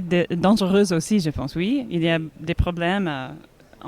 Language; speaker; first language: French; non-native, learner; English